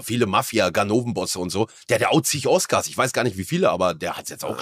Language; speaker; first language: German; native; German